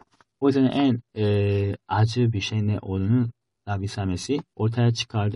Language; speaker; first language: Turkish; non-native, fluent; Korean